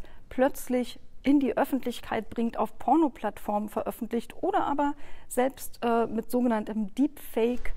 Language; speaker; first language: German; native; German